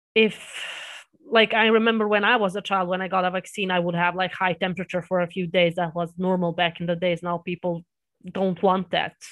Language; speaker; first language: English; early bilingual, other home language; Serbian